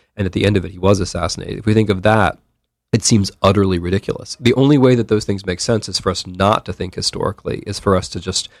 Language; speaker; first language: English; native; English